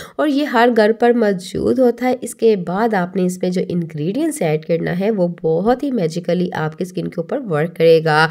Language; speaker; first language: Hindi; native; Hindi